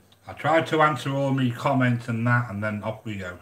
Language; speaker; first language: English; native; English